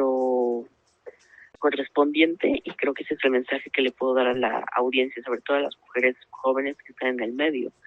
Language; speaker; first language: Spanish; native; Spanish